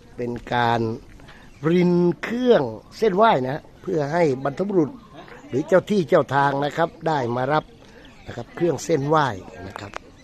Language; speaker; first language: Thai; non-native, local second language; Northern Khmer